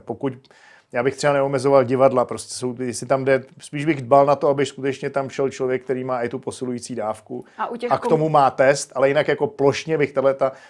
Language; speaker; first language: Czech; native; Czech